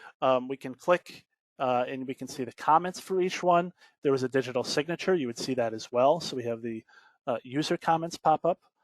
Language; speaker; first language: English; native; English